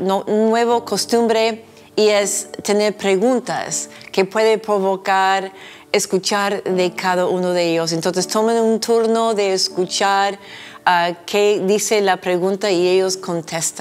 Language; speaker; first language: Spanish; non-native, fluent; English